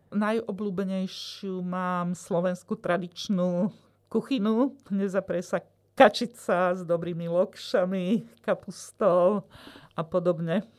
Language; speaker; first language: Slovak; native; Slovak